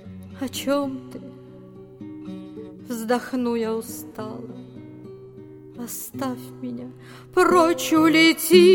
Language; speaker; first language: Russian; native; Russian